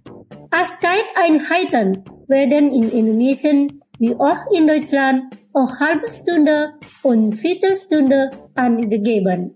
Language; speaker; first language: German; non-native, learner; Indonesian